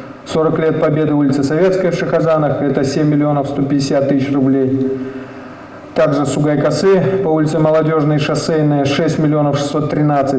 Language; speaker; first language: Russian; native; Russian